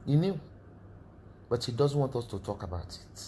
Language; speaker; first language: English; non-native, local second language; Yoruba